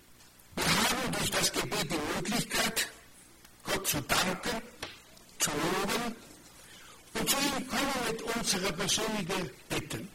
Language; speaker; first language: German; non-native, fluent; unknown